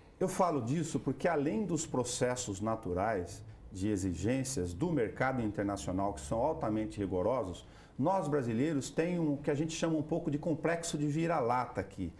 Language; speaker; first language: Portuguese; native; Portuguese